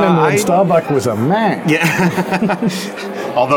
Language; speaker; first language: English; native; English